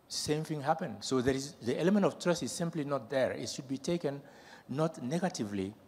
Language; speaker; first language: English; non-native, fluent; French